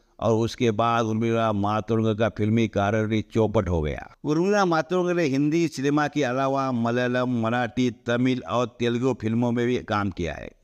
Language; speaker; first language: Hindi; non-native, local second language; Marathi